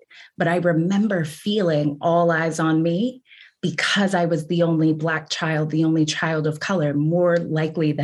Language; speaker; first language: English; native; English